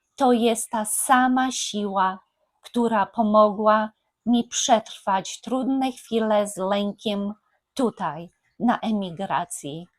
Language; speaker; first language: Polish; native; Polish